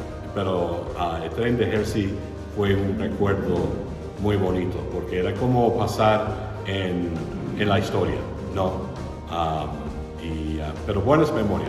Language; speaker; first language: Spanish; non-native, fluent; English